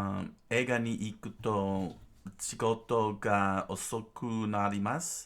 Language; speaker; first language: Japanese; non-native, learner; English